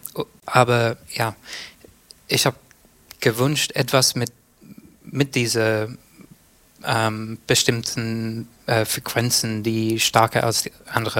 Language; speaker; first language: German; non-native, learner; English